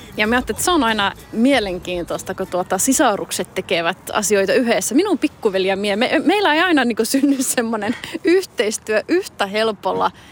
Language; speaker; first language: Finnish; native; Finnish